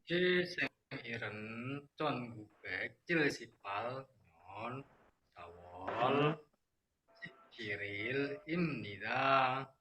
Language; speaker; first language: Korean; non-native, learner; Indonesian